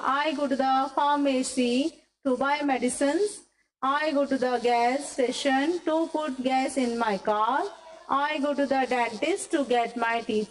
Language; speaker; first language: English; non-native, local second language; Hindi